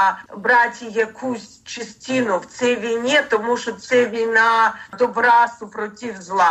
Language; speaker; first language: Ukrainian; non-native, learner; Russian